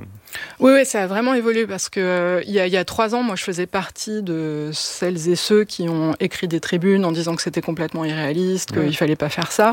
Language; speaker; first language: French; native; French